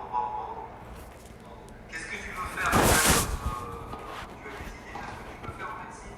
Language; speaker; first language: French; native; French